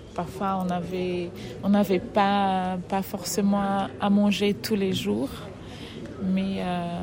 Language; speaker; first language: French; non-native, fluent; Portuguese